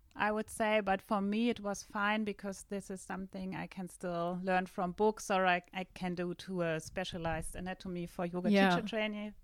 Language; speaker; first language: English; non-native, fluent; German